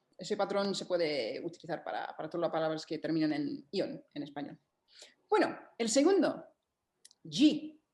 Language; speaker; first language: Spanish; non-native, fluent; English